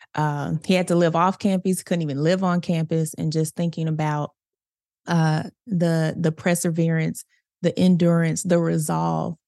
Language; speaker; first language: English; native; English